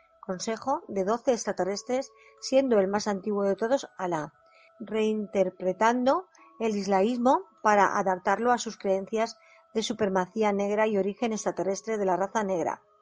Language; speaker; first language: Spanish; native; Spanish